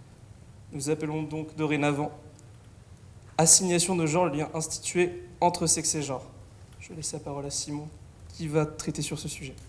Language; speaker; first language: French; native; French